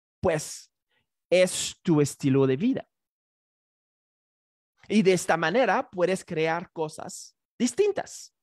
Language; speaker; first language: Spanish; non-native, fluent; French